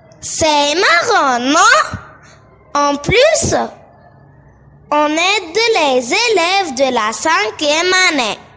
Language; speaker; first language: French; non-native, learner; Arabic